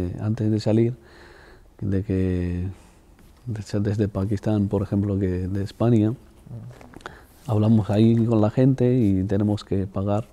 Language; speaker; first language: Spanish; non-native, fluent; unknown